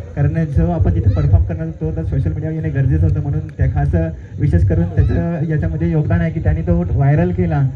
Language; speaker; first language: Marathi; native; Marathi